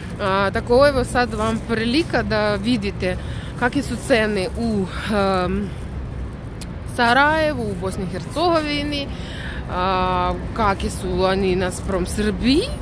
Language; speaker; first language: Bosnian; non-native, learner; Russian